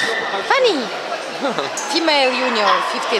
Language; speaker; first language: English; non-native, learner; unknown